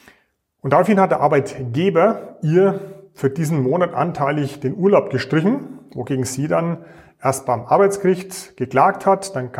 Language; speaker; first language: German; native; German